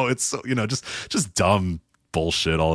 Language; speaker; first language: English; native; English